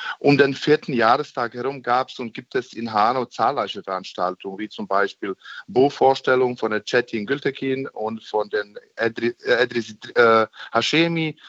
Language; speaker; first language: German; non-native, fluent; Bosnian